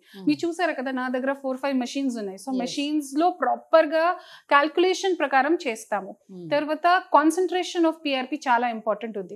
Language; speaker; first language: Telugu; non-native, fluent; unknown